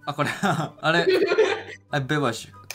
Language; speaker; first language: Polish; non-native, learner; Japanese